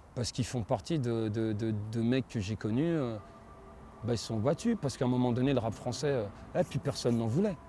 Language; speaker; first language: French; native; French